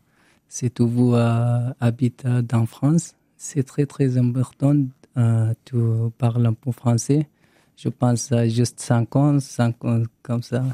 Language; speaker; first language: French; non-native, learner; Arabic